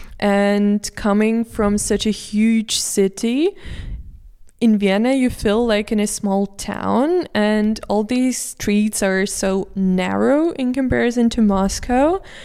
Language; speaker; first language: English; non-native, fluent; Russian